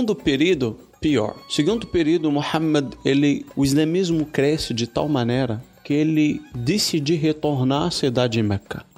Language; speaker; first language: Portuguese; non-native, fluent; Arabic